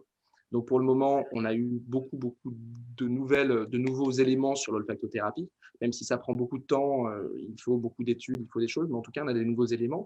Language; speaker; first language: French; native; French